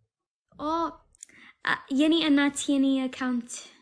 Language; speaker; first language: Amharic; non-native, learner; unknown